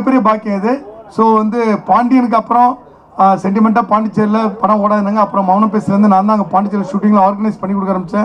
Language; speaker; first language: Tamil; native; Tamil